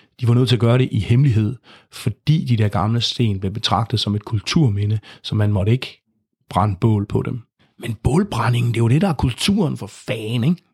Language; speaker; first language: Danish; native; Danish